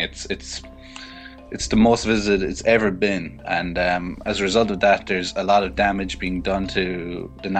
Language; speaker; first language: English; native; English